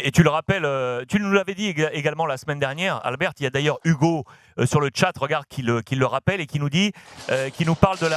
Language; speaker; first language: French; native; French